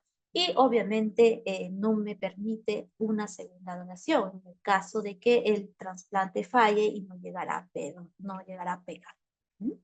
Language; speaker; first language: Spanish; native; Spanish